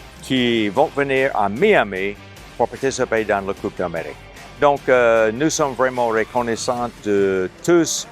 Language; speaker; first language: French; non-native, local second language; Haitian Creole